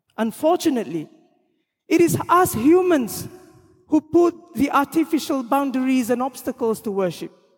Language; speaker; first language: English; non-native, local second language; Malay